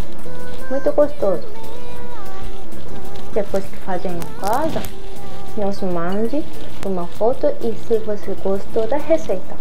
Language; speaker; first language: Portuguese; non-native, learner; Japanese